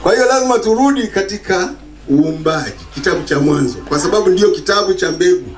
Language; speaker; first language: Swahili; native; Swahili